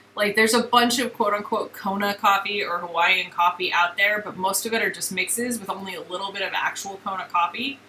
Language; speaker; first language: English; native; English